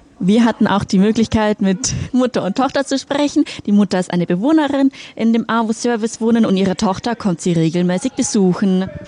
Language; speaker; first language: German; native; German